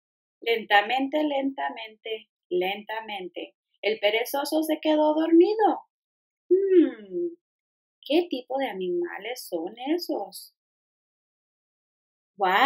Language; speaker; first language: Spanish; early bilingual, heritage; Spanish